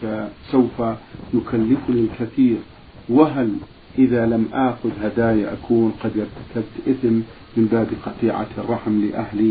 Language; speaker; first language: Arabic; native; Arabic